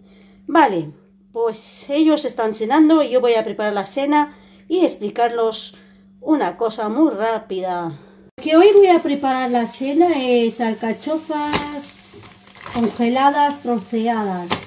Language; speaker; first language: Spanish; non-native, fluent; Armenian